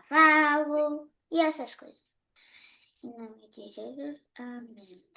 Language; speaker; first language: Portuguese; early bilingual, heritage; Portuguese